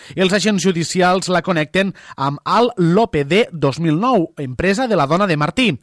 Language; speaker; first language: Catalan; native; Catalan